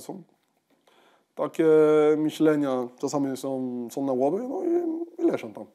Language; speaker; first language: Polish; non-native, fluent; Spanish